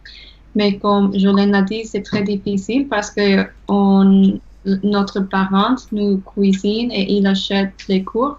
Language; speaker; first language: French; non-native, learner; English